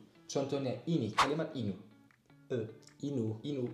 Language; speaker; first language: Indonesian; non-native, learner; German